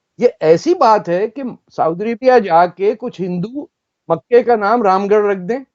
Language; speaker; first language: Urdu; non-native, local second language; Punjabi